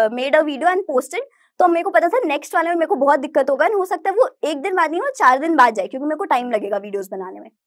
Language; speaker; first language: Hindi; native; Hindi